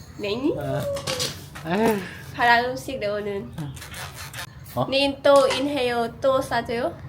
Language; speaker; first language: Korean; non-native, learner; Lao